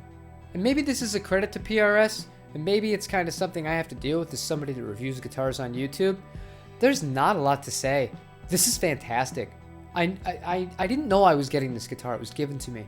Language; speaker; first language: English; native; English